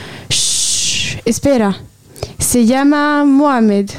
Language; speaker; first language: Spanish; non-native, learner; French